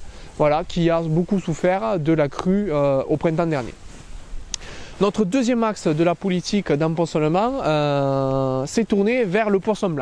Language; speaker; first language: French; native; French